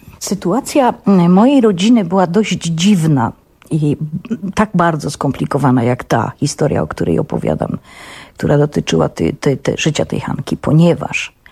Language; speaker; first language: Polish; native; Polish